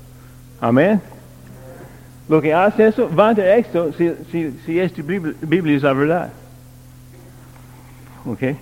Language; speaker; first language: Spanish; non-native, learner; English